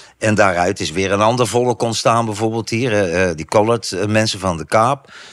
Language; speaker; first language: Dutch; native; Dutch